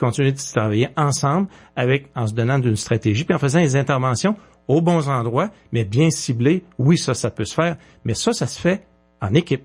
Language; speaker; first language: French; native; French